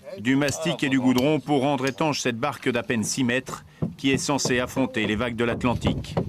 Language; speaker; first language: French; native; French